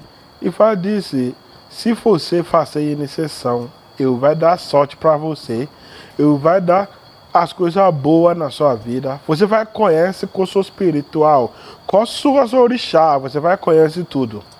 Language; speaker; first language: Portuguese; non-native, learner; Yoruba